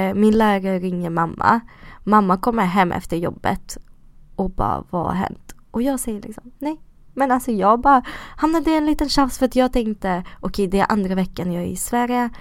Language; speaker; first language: Swedish; early bilingual, other home language; Russian